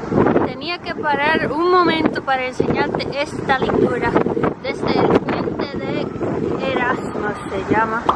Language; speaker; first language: Spanish; early bilingual, heritage; Spanish